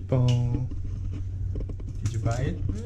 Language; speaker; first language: English; non-native, learner; Korean